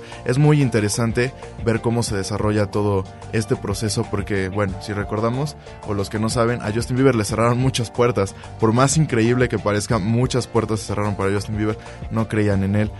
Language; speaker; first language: Spanish; native; Spanish